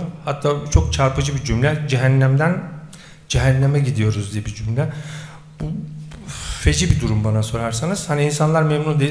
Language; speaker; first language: Turkish; native; Turkish